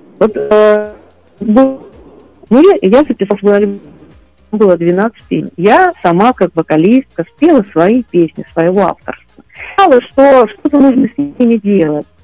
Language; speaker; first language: Russian; native; Russian